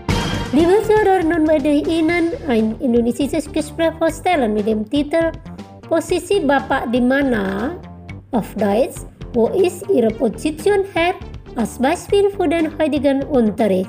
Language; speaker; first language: German; non-native, fluent; Indonesian